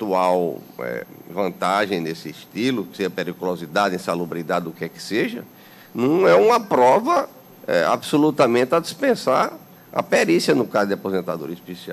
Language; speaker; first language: Portuguese; native; Portuguese